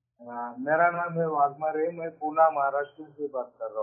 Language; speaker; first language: Hindi; non-native, local second language; Marathi